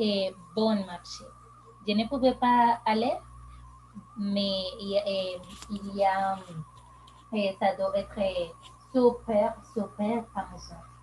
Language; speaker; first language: French; non-native, learner; Spanish